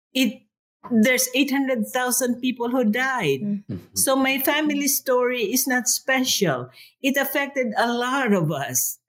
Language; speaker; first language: English; non-native, local second language; Hiligaynon